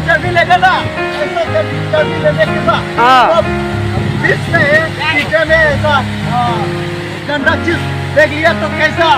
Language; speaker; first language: Hindi; non-native, local second language; Karbi